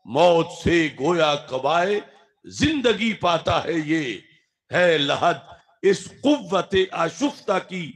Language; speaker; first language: Urdu; non-native, local second language; Punjabi